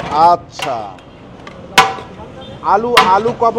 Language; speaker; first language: Hindi; non-native, fluent; Bangla